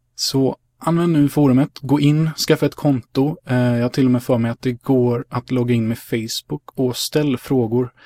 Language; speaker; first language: Swedish; early bilingual, other home language; Hungarian